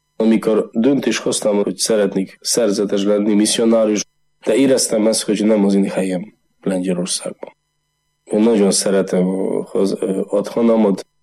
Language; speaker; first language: Hungarian; non-native, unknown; Polish